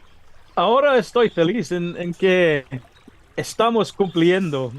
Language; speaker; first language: Spanish; non-native, learner; English